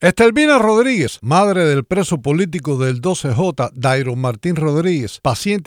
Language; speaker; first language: Spanish; native; Spanish